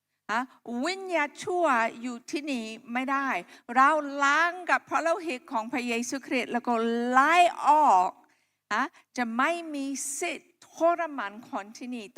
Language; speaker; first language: Thai; non-native, local second language; Akha